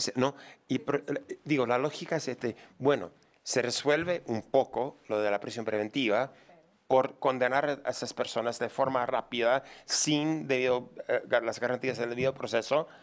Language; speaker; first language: Spanish; non-native, fluent; English